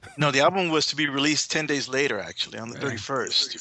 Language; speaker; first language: English; native; English